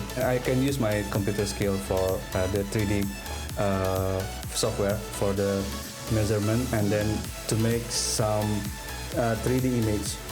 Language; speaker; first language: English; non-native, learner; Indonesian